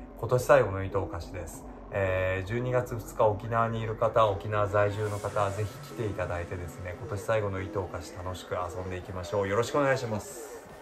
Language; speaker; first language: Japanese; native; Japanese